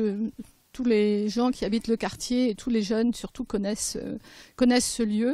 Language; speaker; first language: French; native; French